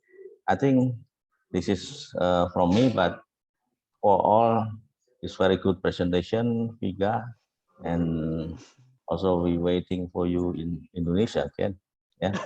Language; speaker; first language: English; non-native, fluent; Indonesian